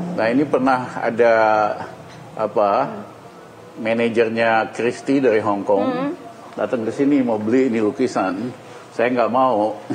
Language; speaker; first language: Indonesian; native; Indonesian